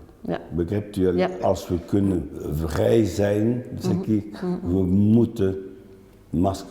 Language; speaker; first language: Dutch; non-native, local second language; French